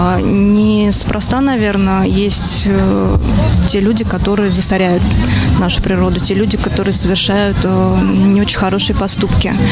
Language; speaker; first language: Russian; native; Russian